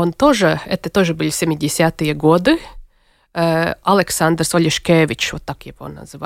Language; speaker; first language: Russian; non-native, local second language; Latvian